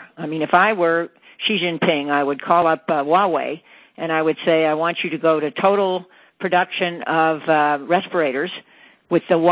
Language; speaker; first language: English; native; English